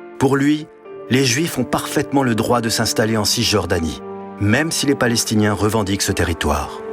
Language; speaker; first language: French; native; French